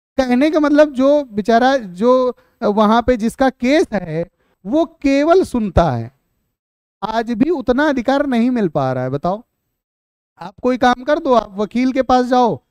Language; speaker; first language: Hindi; native; Hindi